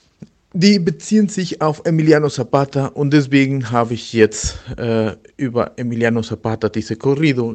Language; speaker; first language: German; non-native, learner; Spanish